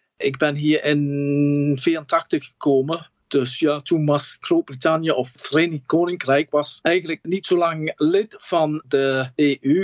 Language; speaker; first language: Dutch; non-native, fluent; English